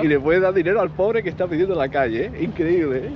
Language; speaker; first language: Spanish; native; Spanish